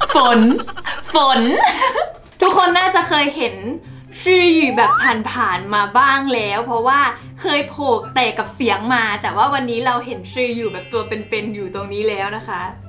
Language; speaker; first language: Thai; native; Thai